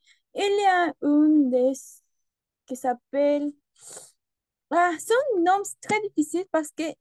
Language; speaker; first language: French; non-native, learner; Spanish